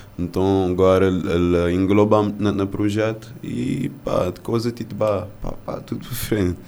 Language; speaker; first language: Portuguese; non-native, local second language; Kabuverdianu